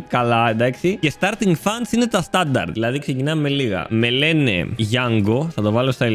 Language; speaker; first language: Greek; native; Greek